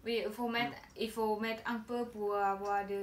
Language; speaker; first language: French; non-native, fluent; Khmer